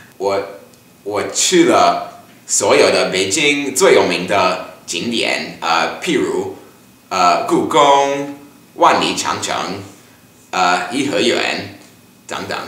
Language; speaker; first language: Chinese; non-native, learner; English